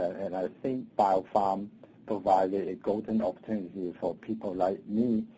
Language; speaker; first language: English; non-native, local second language; Cantonese